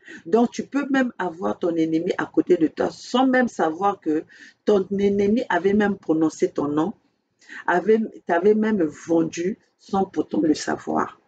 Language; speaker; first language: French; non-native, local second language; Kongo